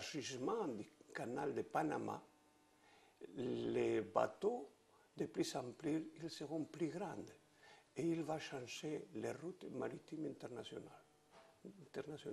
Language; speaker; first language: French; non-native, fluent; Spanish